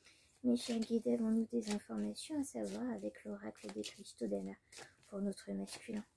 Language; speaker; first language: French; native; French